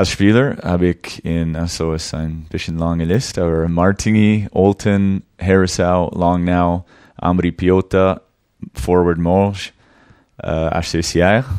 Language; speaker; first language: German; early bilingual, heritage; English